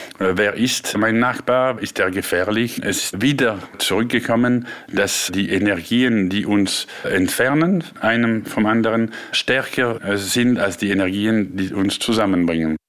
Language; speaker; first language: German; non-native, local second language; French